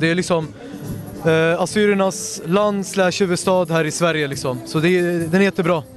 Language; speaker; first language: Swedish; early bilingual, other home language; Assyrian Neo-Aramaic